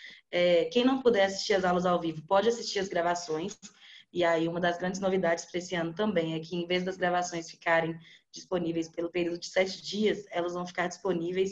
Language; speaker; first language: Portuguese; native; Portuguese